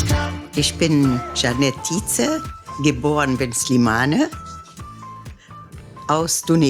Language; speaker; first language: German; non-native, fluent; Arabic